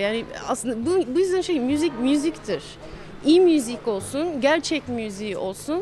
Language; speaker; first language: Turkish; non-native, fluent; English